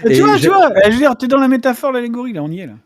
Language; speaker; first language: French; native; French